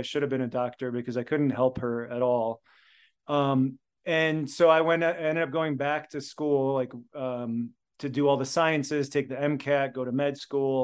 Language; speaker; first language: English; early bilingual, other home language; Polish